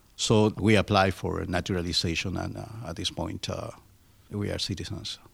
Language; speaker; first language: English; non-native, fluent; Spanish